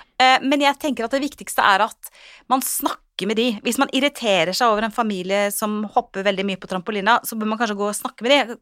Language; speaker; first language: Norwegian; native; Norwegian